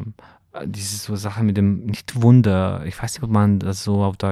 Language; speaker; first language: German; non-native, fluent; Serbian